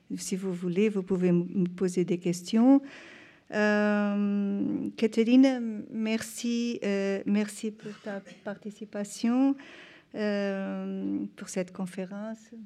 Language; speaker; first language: French; non-native, fluent; Portuguese